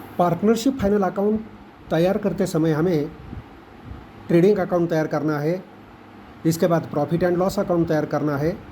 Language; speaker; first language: Hindi; non-native, local second language; Marathi